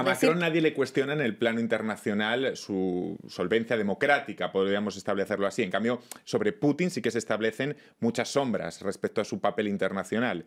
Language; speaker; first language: Spanish; native; Spanish